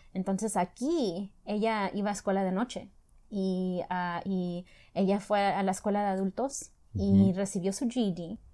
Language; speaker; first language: Spanish; early bilingual, other home language; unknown